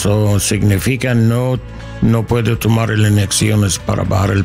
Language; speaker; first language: Spanish; non-native, learner; English